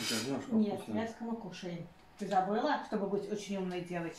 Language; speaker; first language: Russian; native; Russian